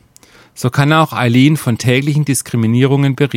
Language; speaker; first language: German; native; German